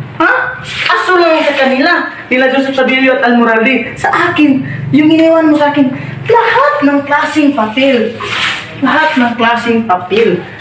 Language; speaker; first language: Filipino; non-native, local second language; Cebuano